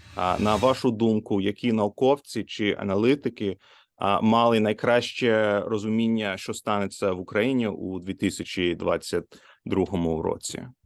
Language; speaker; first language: Ukrainian; non-native, learner; English